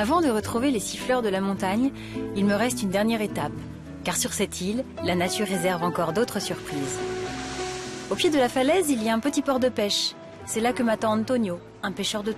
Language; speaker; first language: French; native; French